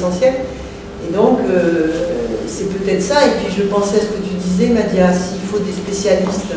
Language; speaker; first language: French; native; French